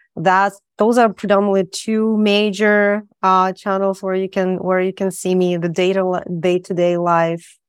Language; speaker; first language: English; non-native, fluent; Russian